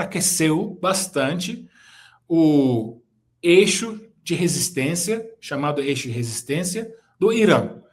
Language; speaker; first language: Portuguese; non-native, fluent; Turkish